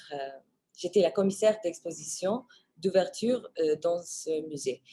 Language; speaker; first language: French; non-native, fluent; Arabic